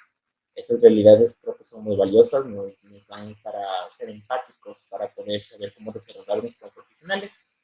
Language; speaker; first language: Spanish; native; Spanish